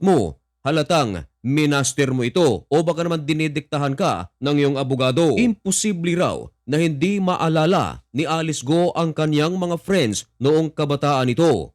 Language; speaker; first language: Filipino; native; Filipino